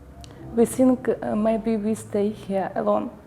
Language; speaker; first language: English; non-native, learner; Ukrainian